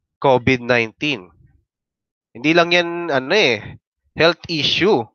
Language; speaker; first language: Filipino; native; Filipino